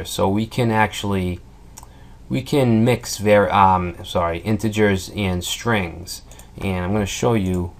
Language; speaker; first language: English; native; English